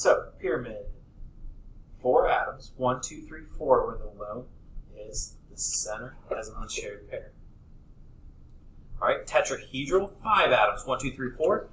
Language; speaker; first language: English; native; English